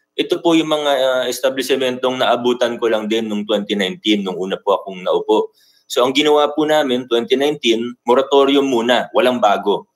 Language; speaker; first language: Filipino; native; Filipino